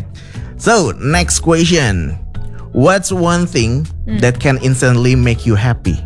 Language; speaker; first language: English; non-native, learner; Indonesian